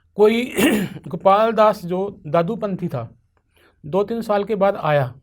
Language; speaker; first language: Hindi; non-native, local second language; Punjabi